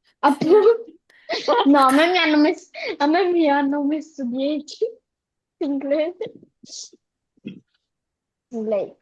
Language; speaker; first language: Italian; early bilingual, other home language; Bangla